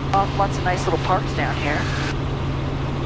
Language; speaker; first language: English; native; English